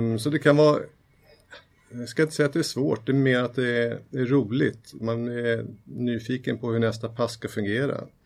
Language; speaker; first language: Swedish; native; Swedish